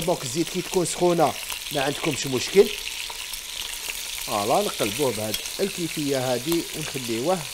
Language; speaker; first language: Arabic; native; Arabic